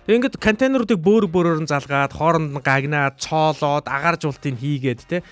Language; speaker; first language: Mongolian; native; Mongolian